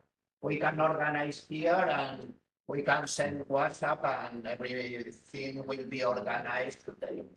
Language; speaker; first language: English; non-native, learner; Spanish